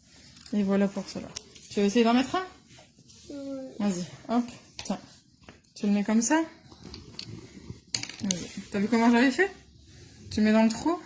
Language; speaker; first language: French; native; French